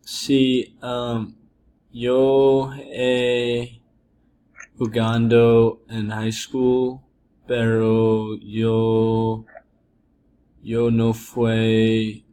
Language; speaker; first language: Spanish; non-native, learner; English